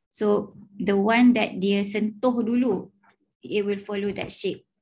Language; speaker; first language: English; non-native, local second language; Malay